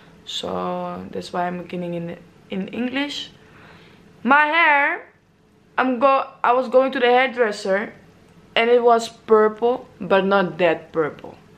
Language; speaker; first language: English; non-native, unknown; Dutch